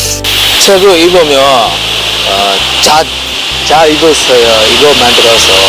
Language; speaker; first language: Korean; non-native, learner; Burmese